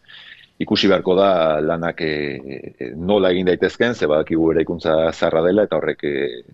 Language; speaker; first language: Basque; native; Basque